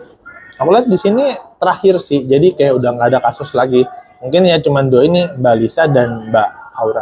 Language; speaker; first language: Indonesian; native; Indonesian